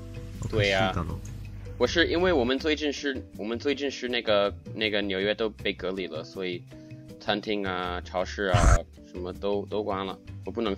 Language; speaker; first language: Chinese; non-native, fluent; English